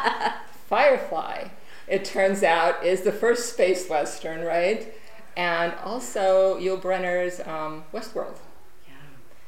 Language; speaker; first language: English; non-native, fluent; Romanian